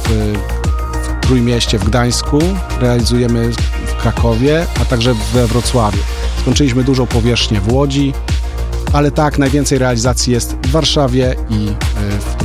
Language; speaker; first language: Polish; native; Polish